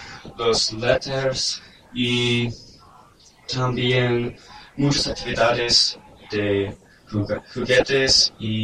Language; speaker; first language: Spanish; non-native, learner; English